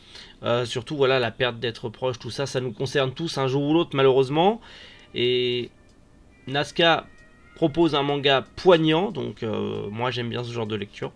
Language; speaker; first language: French; native; French